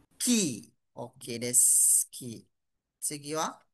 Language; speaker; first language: Japanese; non-native, fluent; Malay